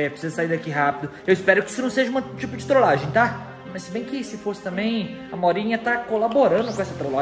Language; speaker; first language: Portuguese; native; Portuguese